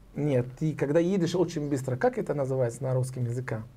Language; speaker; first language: Russian; non-native, learner; Arabic